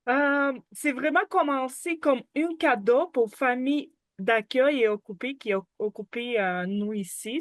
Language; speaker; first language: French; non-native, learner; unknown